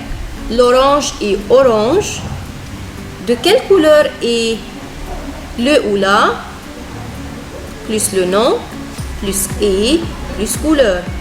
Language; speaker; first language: French; non-native, fluent; Arabic